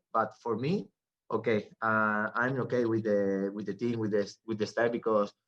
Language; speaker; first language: English; non-native, learner; Spanish